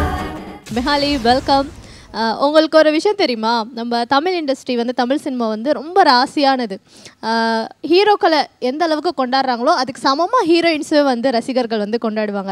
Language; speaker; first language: Tamil; native; Tamil